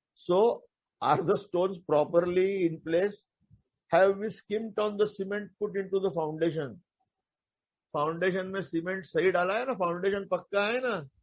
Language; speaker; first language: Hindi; non-native, local second language; Marathi